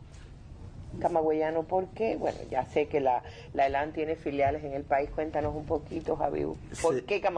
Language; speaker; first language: Spanish; native; Spanish